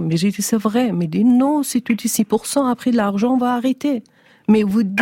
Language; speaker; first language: French; non-native, learner; Persian